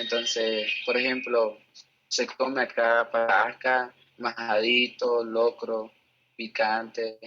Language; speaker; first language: Spanish; native; Spanish